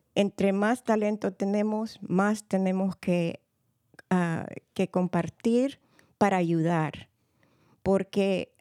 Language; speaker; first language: Spanish; early bilingual, heritage; Spanish